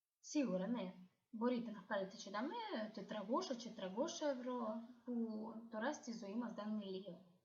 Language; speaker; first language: Greek; non-native, learner; Russian